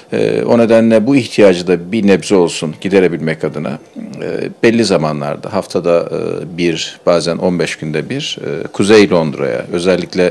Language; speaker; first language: Turkish; native; Turkish